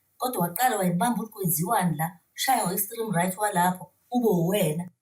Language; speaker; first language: Zulu; native; Zulu